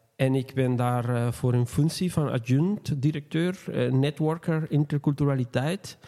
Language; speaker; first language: Dutch; non-native, fluent; Spanish